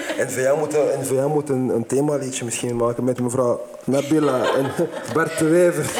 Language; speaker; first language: Dutch; non-native, fluent; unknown